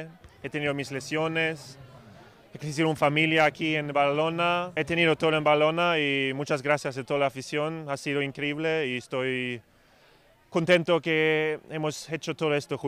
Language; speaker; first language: Spanish; non-native, fluent; Swedish